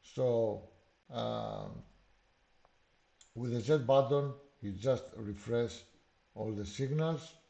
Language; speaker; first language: English; non-native, fluent; Greek